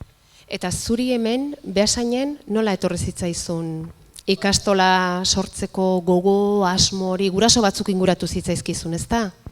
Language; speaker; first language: Basque; native; Basque